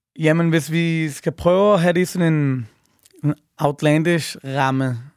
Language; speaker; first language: Danish; early bilingual, other home language; Persian